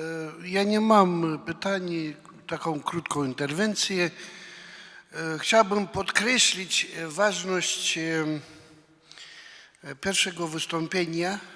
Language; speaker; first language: Polish; non-native, fluent; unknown